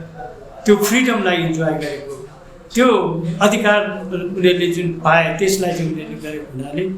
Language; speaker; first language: Nepali; native; Nepali